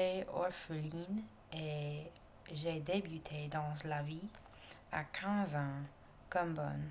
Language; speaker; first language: French; non-native, learner; English